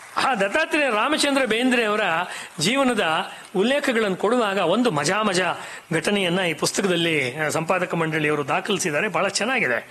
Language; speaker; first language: Kannada; native; Kannada